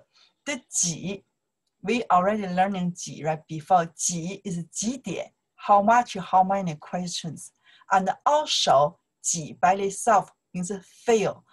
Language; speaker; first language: English; non-native, learner; Chinese